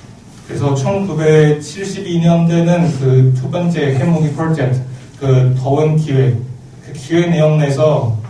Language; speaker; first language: Korean; non-native, learner; Chinese